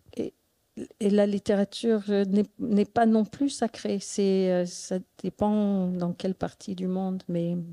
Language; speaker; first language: French; non-native, fluent; English